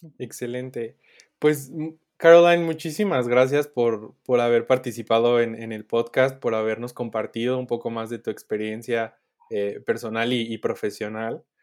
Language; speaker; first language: Spanish; native; Spanish